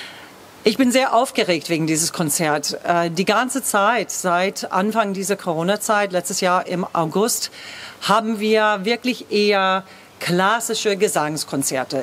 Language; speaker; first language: German; non-native, fluent; English